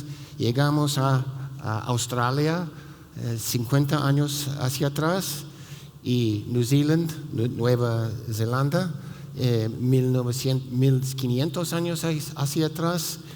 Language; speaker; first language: Spanish; non-native, fluent; English